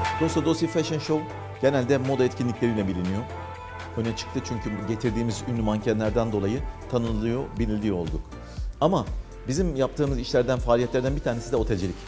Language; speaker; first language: Turkish; native; Turkish